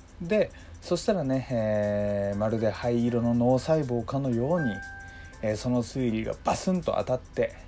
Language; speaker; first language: Japanese; native; Japanese